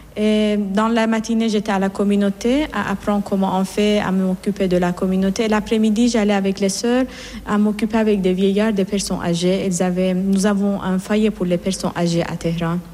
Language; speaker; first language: French; non-native, fluent; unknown